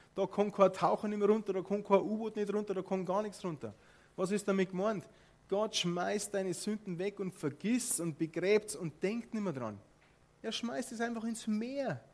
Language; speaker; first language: German; native; German